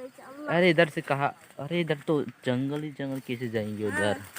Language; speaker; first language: Hindi; non-native, local second language; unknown